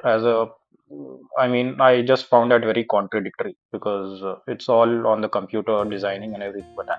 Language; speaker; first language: English; non-native, local second language; Urdu